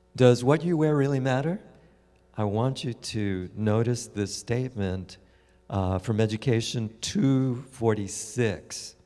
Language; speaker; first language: English; native; English